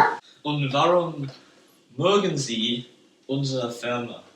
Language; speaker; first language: German; non-native, learner; English